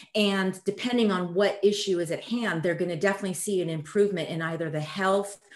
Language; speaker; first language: English; early bilingual, other home language; French